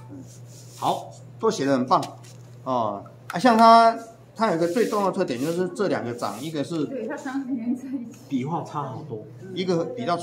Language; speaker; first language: Chinese; native; Chinese